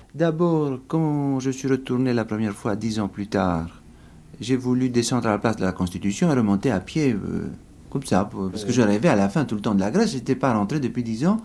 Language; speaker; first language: French; non-native, fluent; Greek